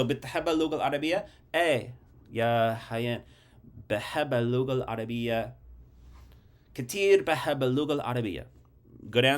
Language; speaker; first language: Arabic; non-native, fluent; English